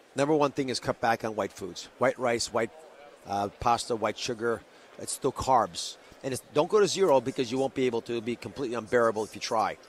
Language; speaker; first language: English; native; English